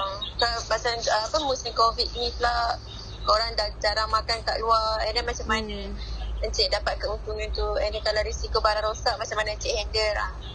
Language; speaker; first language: Malay; native; Malay